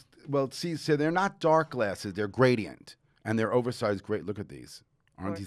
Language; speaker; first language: English; native; English